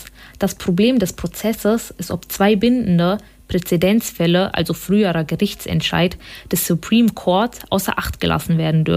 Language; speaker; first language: German; native; German